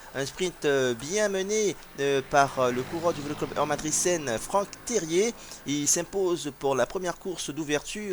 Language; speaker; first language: French; native; French